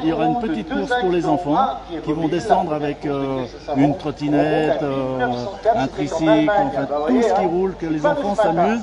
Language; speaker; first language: French; native; French